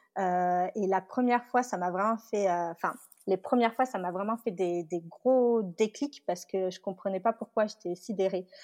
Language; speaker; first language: French; early bilingual, other home language; Tamil